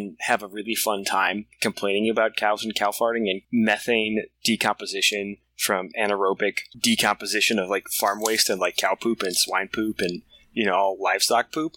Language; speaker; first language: English; native; English